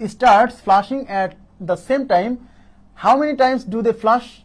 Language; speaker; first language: English; non-native, local second language; Bangla